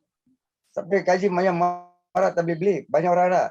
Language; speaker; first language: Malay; non-native, local second language; Tamil